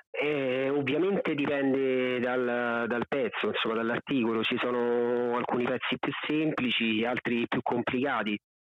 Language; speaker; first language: Italian; native; Italian